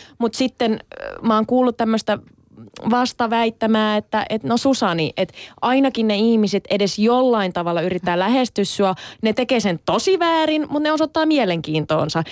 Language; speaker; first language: Finnish; early bilingual, other home language; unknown